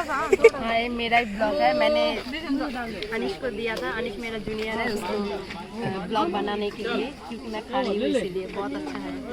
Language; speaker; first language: Hindi; non-native, local second language; Bangla